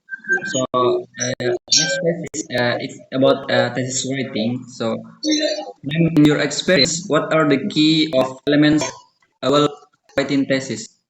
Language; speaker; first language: English; non-native, learner; Indonesian